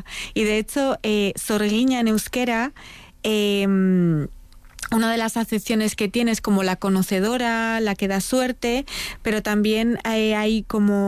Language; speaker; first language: Spanish; native; Spanish